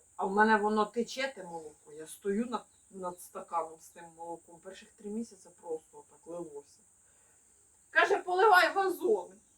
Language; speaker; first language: Ukrainian; native; Ukrainian